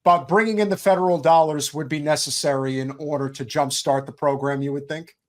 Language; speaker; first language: English; native; English